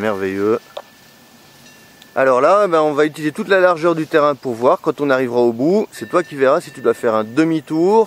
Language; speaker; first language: French; native; French